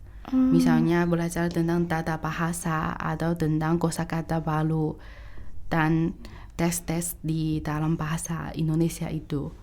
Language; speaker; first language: Indonesian; non-native, fluent; Chinese